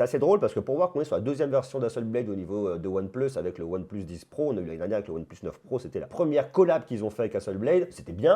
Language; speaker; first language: French; native; French